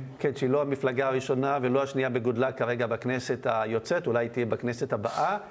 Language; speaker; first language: Hebrew; native; Hebrew